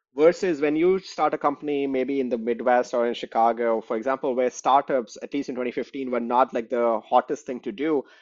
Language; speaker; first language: English; non-native, local second language; Hindi